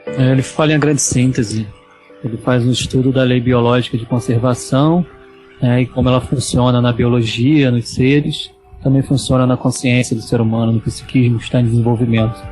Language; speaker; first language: Portuguese; native; Portuguese